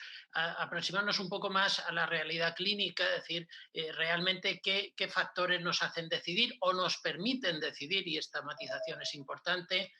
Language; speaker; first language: Spanish; native; Spanish